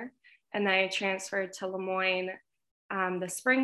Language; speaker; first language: English; native; English